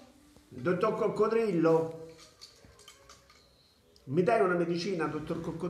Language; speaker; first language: Italian; native; Italian